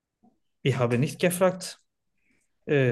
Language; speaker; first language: German; non-native, learner; Turkish